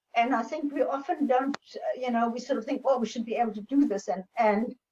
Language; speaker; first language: English; non-native, local second language; German